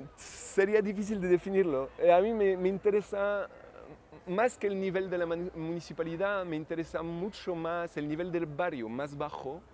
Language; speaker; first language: Spanish; non-native, fluent; French